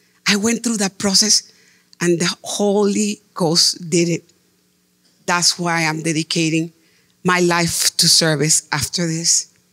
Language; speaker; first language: English; non-native, fluent; Spanish